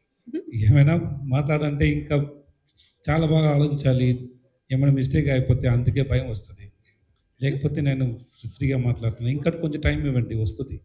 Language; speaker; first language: Telugu; non-native, learner; Tamil